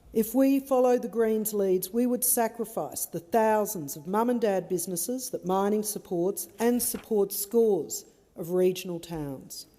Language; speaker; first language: English; native; English